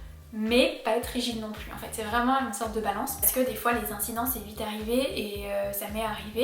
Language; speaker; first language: French; native; French